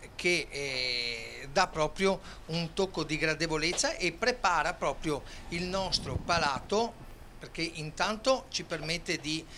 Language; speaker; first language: Italian; native; Italian